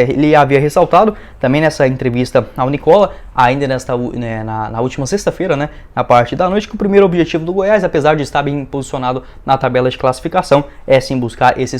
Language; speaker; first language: Portuguese; native; Portuguese